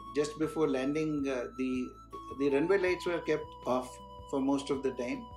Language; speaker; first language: English; non-native, local second language; Hindi